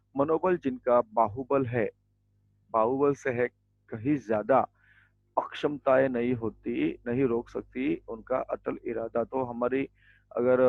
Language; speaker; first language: Hindi; non-native, local second language; Marathi